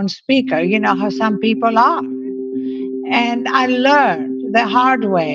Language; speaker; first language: English; non-native, fluent; Greek